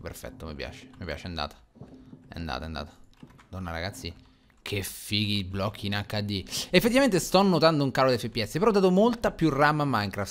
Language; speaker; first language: Italian; native; Italian